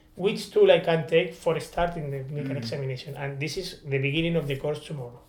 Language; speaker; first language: English; non-native, learner; Spanish